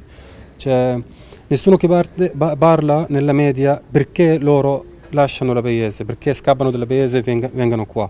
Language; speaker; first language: Italian; non-native, learner; Arabic